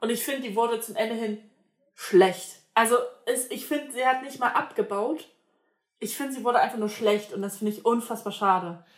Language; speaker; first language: German; native; German